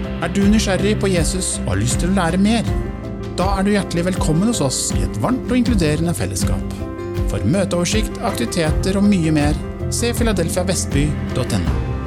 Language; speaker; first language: Norwegian; non-native, fluent; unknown